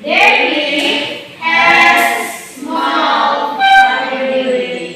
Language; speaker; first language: English; non-native, learner; Indonesian